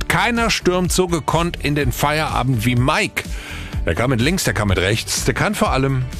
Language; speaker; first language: German; native; German